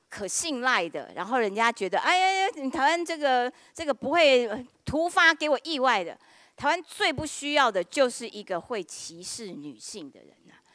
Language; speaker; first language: Chinese; native; Chinese